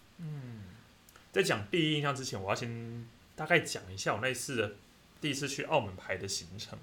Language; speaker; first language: Chinese; native; Chinese